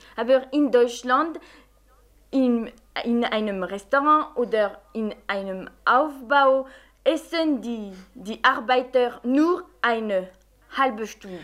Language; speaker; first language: German; non-native, fluent; French